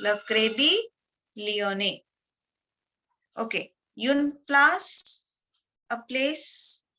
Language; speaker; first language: French; non-native, fluent; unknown